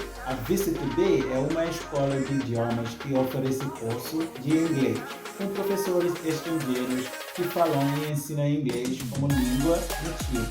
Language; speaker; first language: Portuguese; non-native, fluent; English